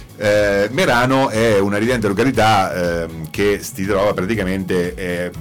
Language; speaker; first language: Italian; native; Italian